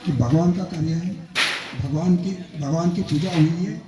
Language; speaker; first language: Hindi; non-native, local second language; Marathi